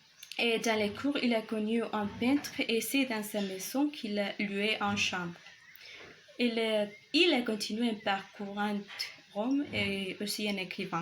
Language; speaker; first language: French; non-native, learner; Spanish